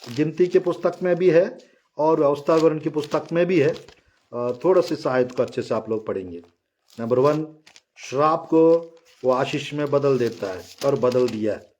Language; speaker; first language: Hindi; non-native, local second language; Telugu